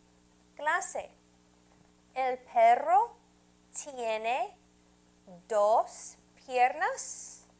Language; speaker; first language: Spanish; non-native, fluent; English